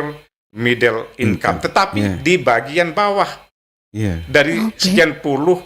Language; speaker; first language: Indonesian; native; Indonesian